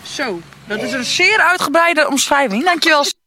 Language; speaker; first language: Dutch; native; Dutch